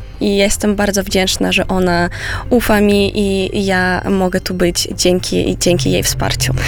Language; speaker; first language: Polish; non-native, fluent; Romanian